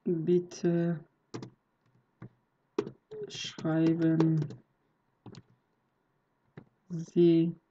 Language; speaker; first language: German; non-native, learner; Persian